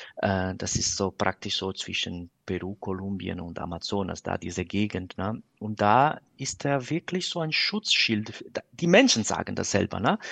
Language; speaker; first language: German; non-native, fluent; Portuguese